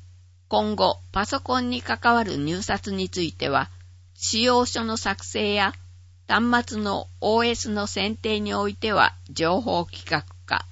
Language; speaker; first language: Japanese; native; Japanese